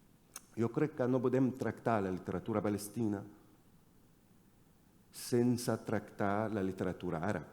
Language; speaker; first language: Catalan; non-native, fluent; Arabic